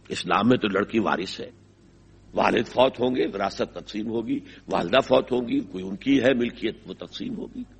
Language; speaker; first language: Urdu; native; Urdu